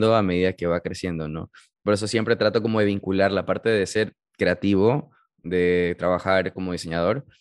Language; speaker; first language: Spanish; early bilingual, heritage; Spanish